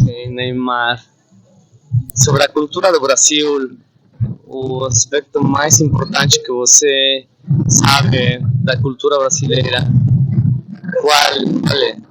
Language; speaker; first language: Portuguese; non-native, fluent; Spanish